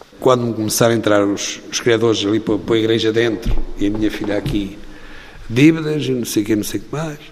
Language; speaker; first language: Portuguese; native; Portuguese